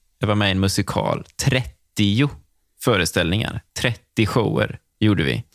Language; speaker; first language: Swedish; native; Swedish